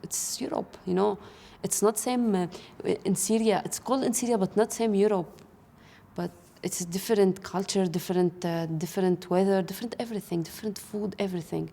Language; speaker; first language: English; non-native, learner; Arabic